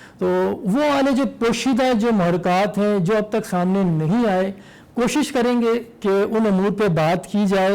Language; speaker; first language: Urdu; native; Urdu